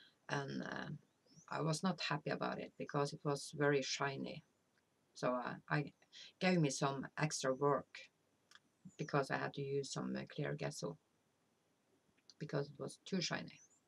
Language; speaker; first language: English; non-native, fluent; Norwegian